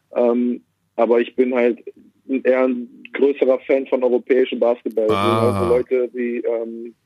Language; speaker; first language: German; native; German